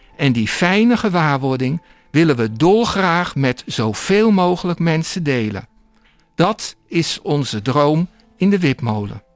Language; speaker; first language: Dutch; native; Dutch